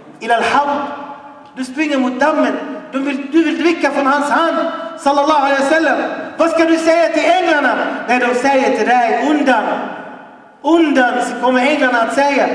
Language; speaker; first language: Swedish; non-native, fluent; Arabic